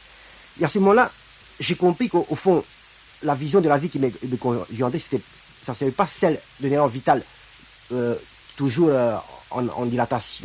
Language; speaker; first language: French; non-native, fluent; Romanian